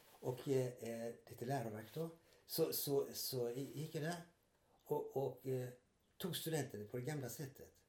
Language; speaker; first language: Swedish; early bilingual, other home language; Yiddish